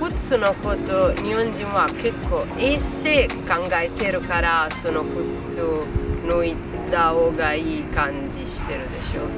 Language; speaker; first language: Japanese; non-native, fluent; Italian